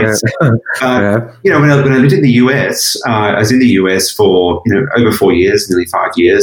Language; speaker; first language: English; native; English